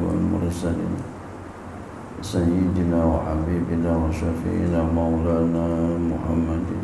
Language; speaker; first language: Arabic; non-native, fluent; Indonesian